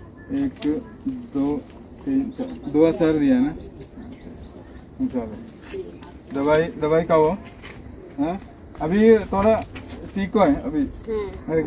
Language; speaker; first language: Hindi; non-native, local second language; Malayalam